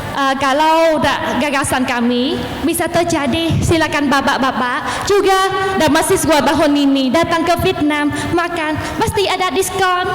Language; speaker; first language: Indonesian; non-native, learner; Vietnamese